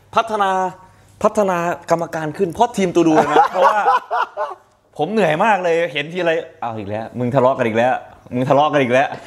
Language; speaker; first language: Thai; native; Thai